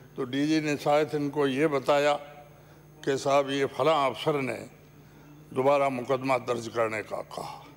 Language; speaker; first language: Hindi; native; Hindi